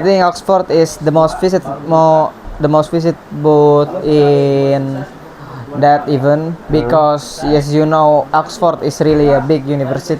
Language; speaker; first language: English; non-native, learner; Indonesian